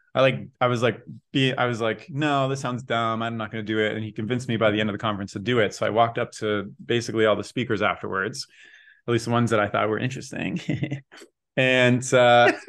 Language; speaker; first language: English; native; English